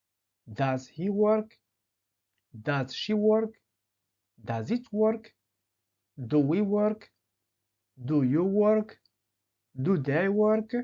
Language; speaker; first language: English; non-native, fluent; French